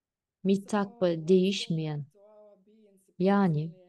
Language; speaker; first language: Turkish; non-native, fluent; Russian